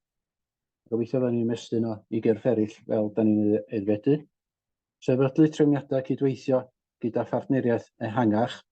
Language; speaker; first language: Welsh; native; Welsh